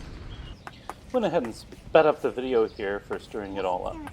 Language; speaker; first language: English; native; English